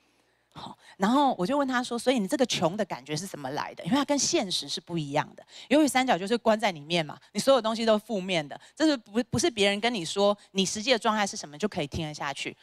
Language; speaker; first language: Chinese; native; Chinese